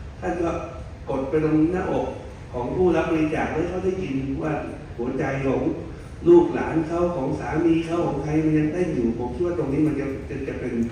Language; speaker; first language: Thai; native; Thai